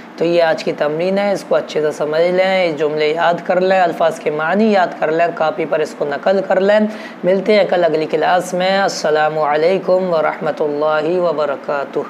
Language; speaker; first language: Urdu; native; Urdu